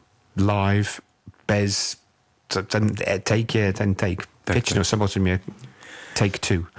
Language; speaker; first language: Czech; non-native, fluent; English